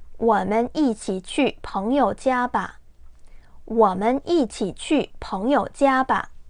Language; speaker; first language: Chinese; non-native, fluent; Korean